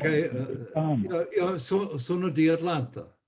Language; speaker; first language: Italian; non-native, learner; English